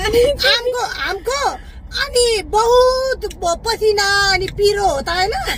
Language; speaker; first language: Hindi; non-native, learner; Nepali